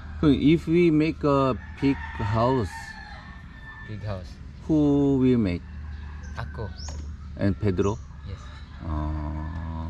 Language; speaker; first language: English; non-native, learner; Korean